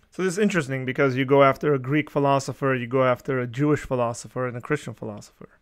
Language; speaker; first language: English; early bilingual, other home language; Armenian